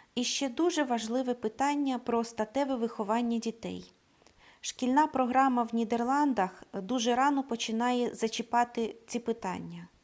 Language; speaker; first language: Ukrainian; native; Ukrainian